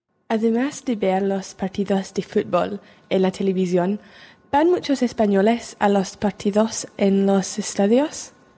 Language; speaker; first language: Spanish; non-native, learner; English